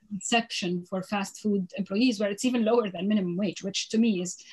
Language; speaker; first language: English; non-native, fluent; Arabic